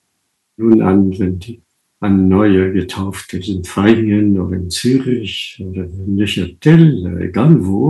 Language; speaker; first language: German; non-native, fluent; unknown